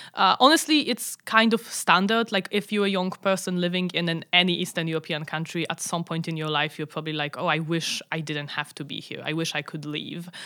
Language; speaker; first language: English; non-native, fluent; Polish